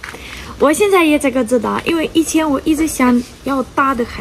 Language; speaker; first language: Chinese; non-native, learner; Ukrainian